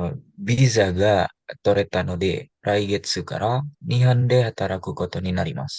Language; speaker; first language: Japanese; non-native, learner; Indonesian